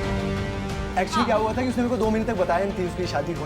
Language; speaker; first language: Hindi; native; Hindi